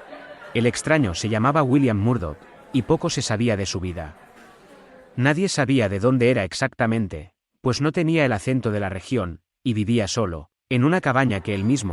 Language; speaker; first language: Spanish; native; Spanish